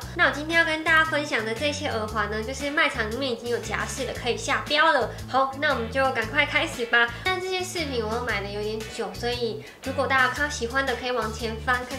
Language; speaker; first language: Chinese; native; Chinese